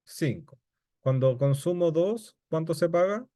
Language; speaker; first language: Spanish; native; Spanish